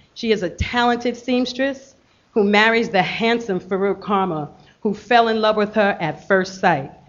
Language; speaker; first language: English; native; English